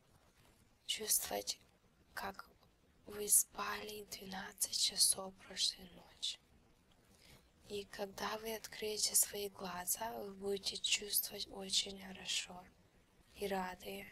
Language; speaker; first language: Russian; early bilingual, heritage; Russian